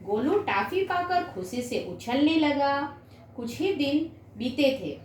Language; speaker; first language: Hindi; non-native, local second language; Gujarati